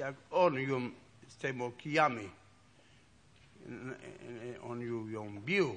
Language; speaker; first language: Polish; non-native, local second language; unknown